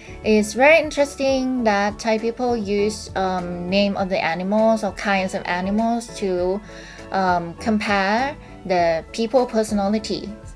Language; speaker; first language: English; non-native, fluent; Thai